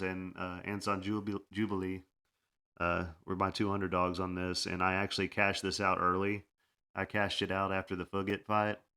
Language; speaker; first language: English; native; English